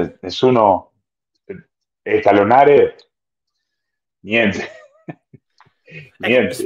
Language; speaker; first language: Italian; non-native, fluent; Spanish